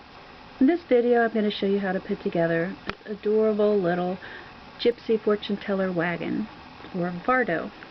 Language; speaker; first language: English; native; English